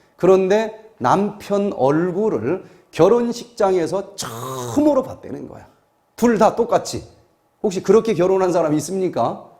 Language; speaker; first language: Korean; native; Korean